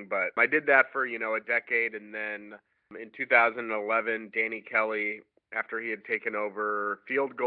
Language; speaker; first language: English; native; English